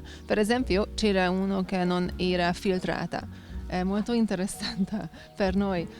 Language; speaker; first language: Italian; non-native, fluent; Hungarian